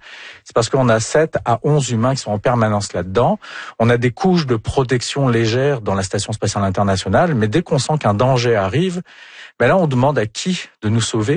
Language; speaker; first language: French; native; French